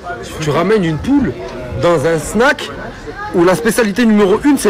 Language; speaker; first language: French; native; French